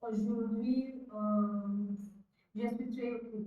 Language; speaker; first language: French; non-native, learner; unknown